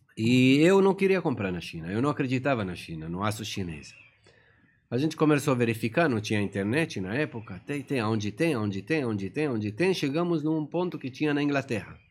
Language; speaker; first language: Portuguese; non-native, fluent; Persian